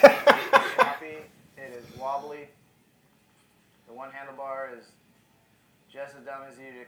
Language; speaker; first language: English; native; English